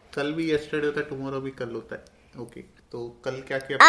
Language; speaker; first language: Hindi; native; Hindi